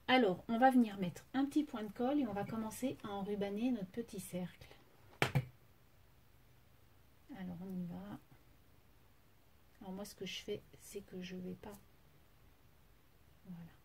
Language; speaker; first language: French; native; French